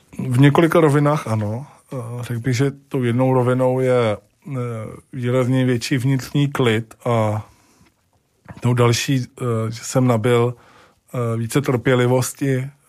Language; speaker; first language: Czech; native; Czech